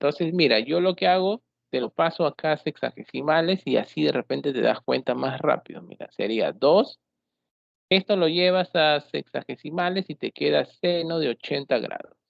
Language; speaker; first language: Spanish; native; Spanish